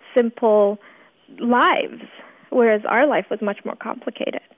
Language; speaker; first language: English; early bilingual, other home language; Persian